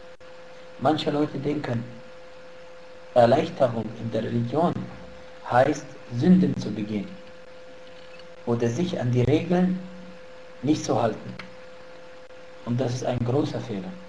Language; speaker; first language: German; non-native, fluent; Arabic